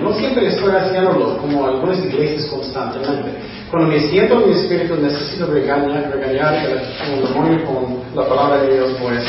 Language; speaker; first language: Spanish; non-native, fluent; English